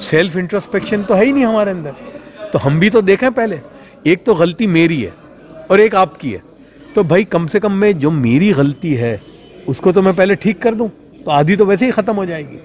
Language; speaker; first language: Hindi; non-native, local second language; Gujarati